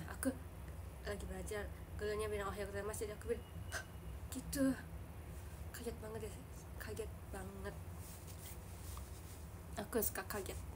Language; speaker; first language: Indonesian; non-native, learner; Japanese